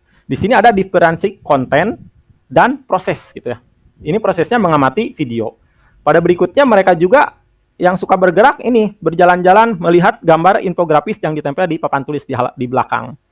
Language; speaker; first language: Indonesian; non-native, local second language; Sundanese